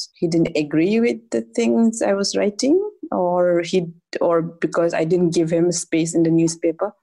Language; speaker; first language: English; non-native, local second language; Adi